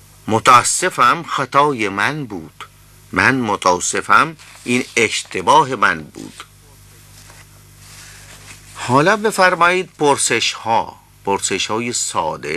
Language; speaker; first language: Persian; non-native, fluent; Urdu